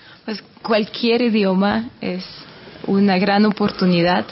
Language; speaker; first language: Spanish; non-native, fluent; Russian